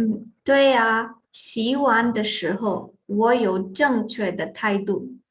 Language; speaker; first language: Chinese; non-native, fluent; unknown